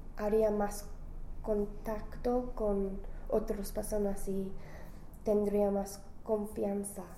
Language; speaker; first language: Spanish; non-native, learner; English